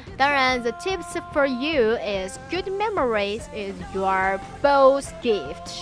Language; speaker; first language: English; non-native, learner; Chinese